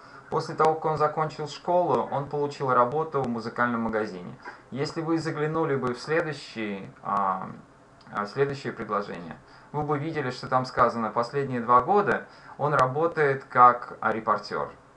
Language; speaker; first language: Russian; native; Russian